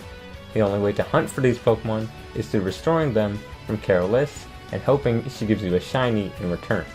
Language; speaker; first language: English; native; English